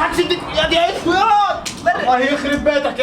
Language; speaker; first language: Arabic; native; Arabic